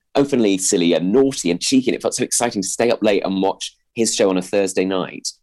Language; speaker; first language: English; native; English